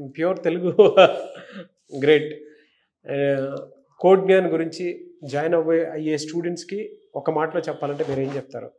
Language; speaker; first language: Telugu; native; Telugu